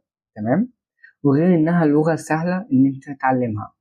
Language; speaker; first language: Arabic; native; Arabic